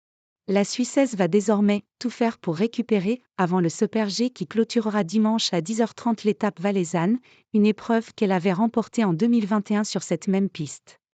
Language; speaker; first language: French; native; French